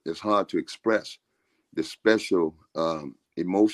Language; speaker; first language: English; native; English